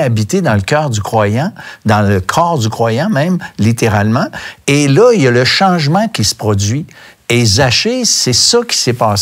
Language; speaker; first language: French; native; French